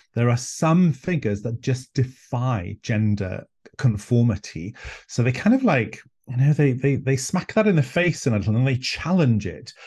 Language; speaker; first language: English; non-native, local second language; Welsh